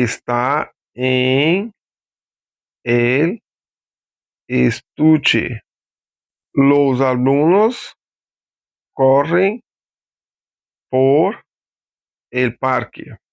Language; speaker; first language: Spanish; non-native, fluent; Portuguese